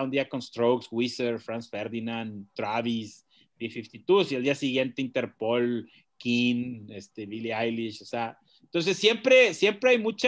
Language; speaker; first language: Spanish; native; Spanish